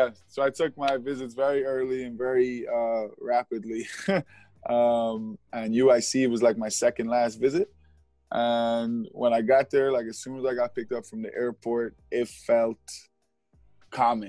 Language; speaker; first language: English; native; English